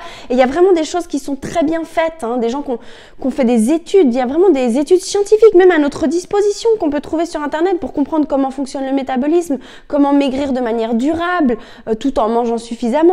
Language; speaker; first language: French; native; French